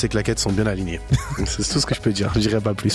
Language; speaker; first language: French; native; French